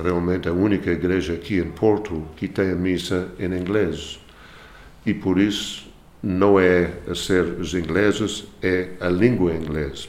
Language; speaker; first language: Portuguese; non-native, fluent; English